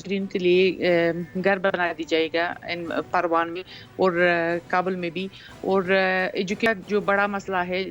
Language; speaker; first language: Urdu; non-native, fluent; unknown